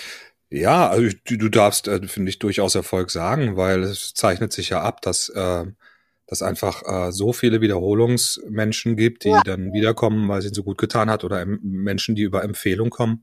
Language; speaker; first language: German; native; German